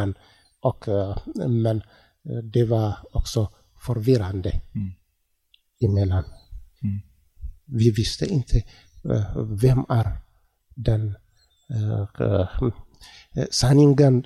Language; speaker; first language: Swedish; non-native, learner; Tigrinya